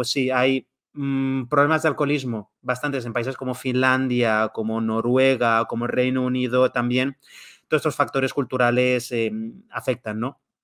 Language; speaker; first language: Spanish; native; Spanish